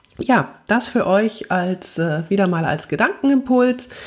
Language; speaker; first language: German; native; German